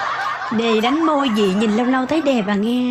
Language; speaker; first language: Vietnamese; native; Vietnamese